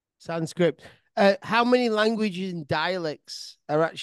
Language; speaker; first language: English; native; English